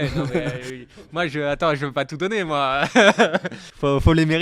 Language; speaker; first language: French; native; French